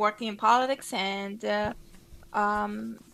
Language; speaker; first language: English; non-native, fluent; Chinese